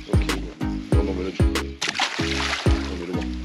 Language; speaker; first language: French; native; French